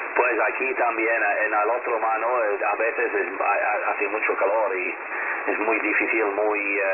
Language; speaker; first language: Spanish; non-native, learner; English